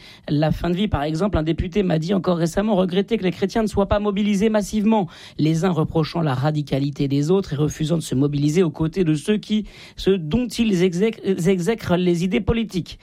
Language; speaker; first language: French; native; French